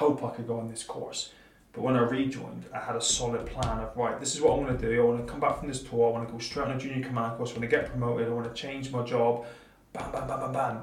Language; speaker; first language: English; native; English